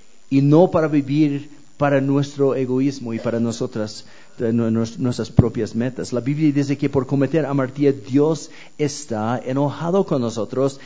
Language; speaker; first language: Spanish; non-native, fluent; English